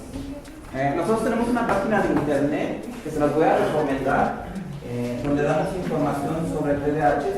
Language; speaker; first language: Spanish; native; Spanish